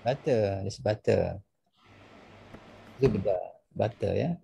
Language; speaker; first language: English; non-native, local second language; Malay